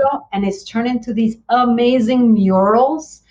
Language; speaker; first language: English; early bilingual, other home language; Spanish